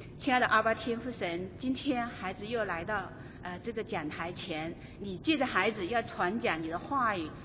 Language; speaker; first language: Chinese; native; Chinese